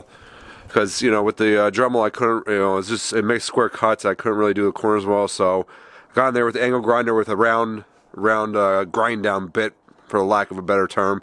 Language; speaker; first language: English; native; English